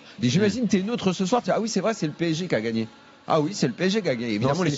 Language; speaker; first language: French; native; French